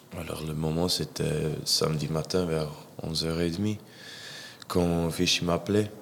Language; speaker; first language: French; non-native, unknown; English